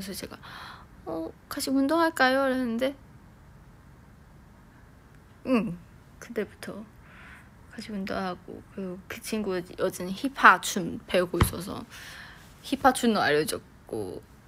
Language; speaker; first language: Korean; non-native, fluent; Chinese